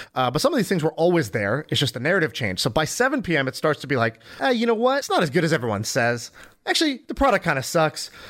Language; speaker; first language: English; native; English